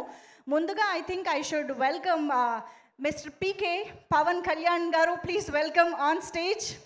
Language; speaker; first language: Telugu; native; Telugu